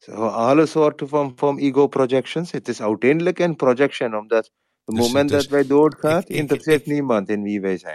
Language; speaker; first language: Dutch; non-native, learner; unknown